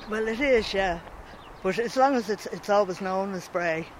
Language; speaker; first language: English; native; English